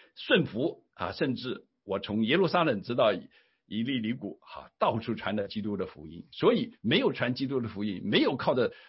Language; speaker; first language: Chinese; native; Chinese